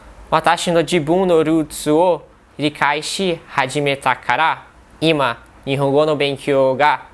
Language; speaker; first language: Japanese; non-native, learner; Portuguese